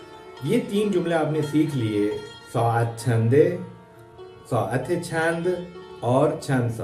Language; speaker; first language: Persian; non-native, fluent; Urdu